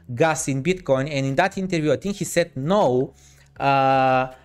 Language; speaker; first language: English; non-native, fluent; Bulgarian